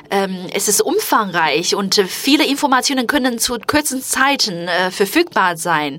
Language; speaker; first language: German; non-native, fluent; Chinese